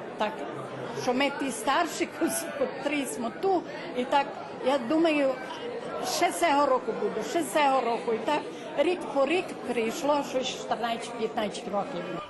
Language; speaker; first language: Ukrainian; early bilingual, heritage; Ukrainian